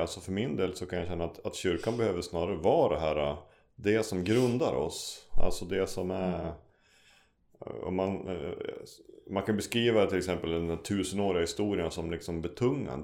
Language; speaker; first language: Swedish; native; Swedish